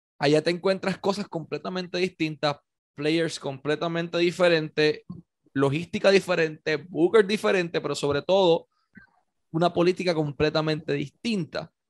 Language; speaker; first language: Spanish; native; Spanish